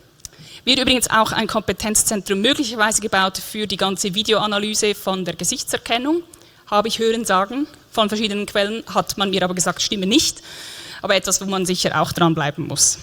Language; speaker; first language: German; native; German